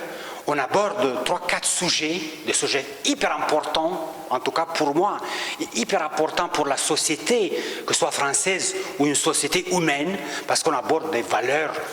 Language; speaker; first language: French; non-native, local second language; Romanian